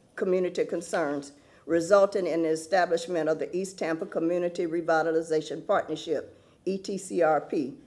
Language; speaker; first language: English; native; English